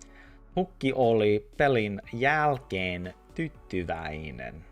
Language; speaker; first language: Finnish; non-native, learner; English